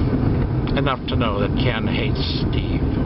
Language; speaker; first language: English; native; English